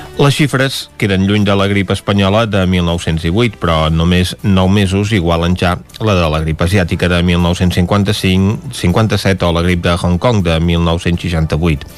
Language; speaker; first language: Catalan; native; Catalan